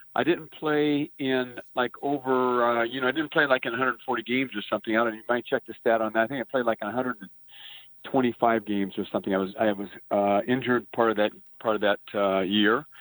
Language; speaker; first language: English; native; English